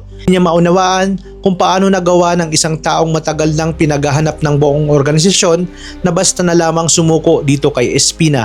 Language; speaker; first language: Filipino; native; Filipino